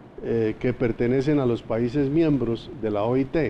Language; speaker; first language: Spanish; native; Spanish